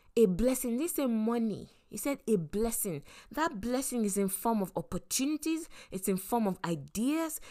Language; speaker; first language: English; non-native, local second language; Yoruba